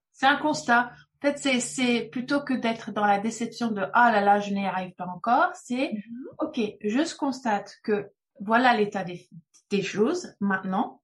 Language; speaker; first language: French; native; French